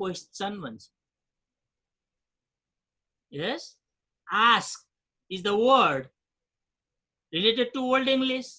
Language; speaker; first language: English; non-native, fluent; Nepali